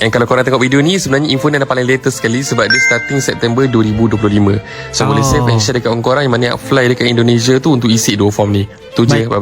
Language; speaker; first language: Malay; native; Malay